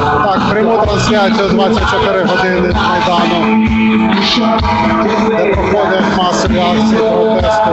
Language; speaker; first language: Ukrainian; native; Ukrainian